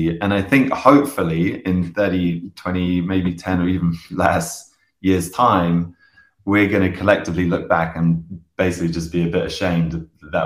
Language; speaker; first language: English; native; English